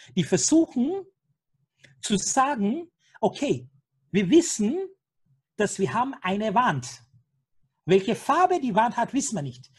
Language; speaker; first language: German; non-native, fluent; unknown